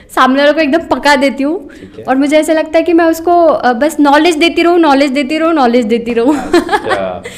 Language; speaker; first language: Hindi; non-native, local second language; Marathi